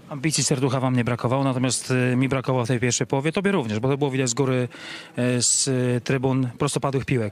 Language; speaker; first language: Polish; native; Polish